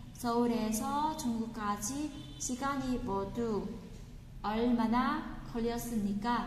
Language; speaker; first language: Korean; non-native, fluent; Vietnamese